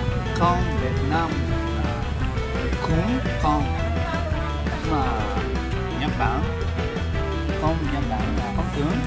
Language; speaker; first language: Vietnamese; non-native, learner; Japanese